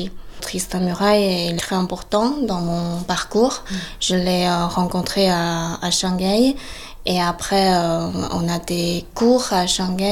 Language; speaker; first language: French; non-native, fluent; Chinese